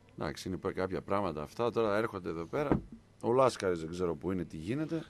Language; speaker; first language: Greek; early bilingual, heritage; Greek